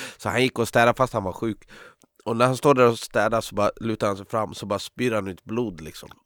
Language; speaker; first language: Swedish; native; Swedish